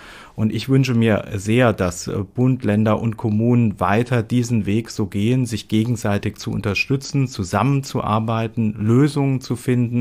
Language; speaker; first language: German; native; German